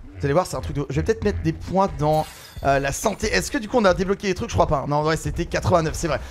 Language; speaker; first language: French; native; French